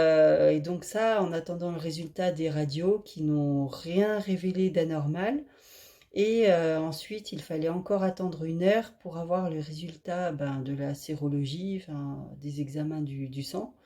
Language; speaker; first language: French; native; French